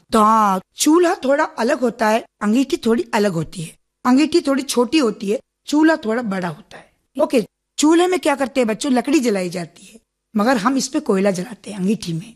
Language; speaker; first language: Hindi; non-native, local second language; Malayalam